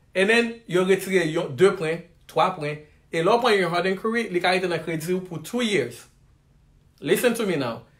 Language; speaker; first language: English; non-native, fluent; Haitian Creole